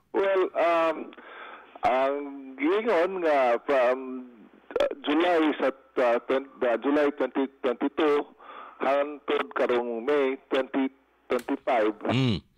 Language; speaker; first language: Cebuano; native; Cebuano